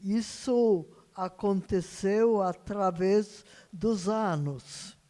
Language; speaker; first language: Portuguese; non-native, fluent; Hungarian